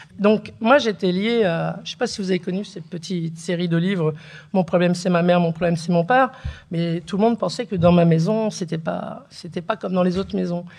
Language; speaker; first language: French; early bilingual, other home language; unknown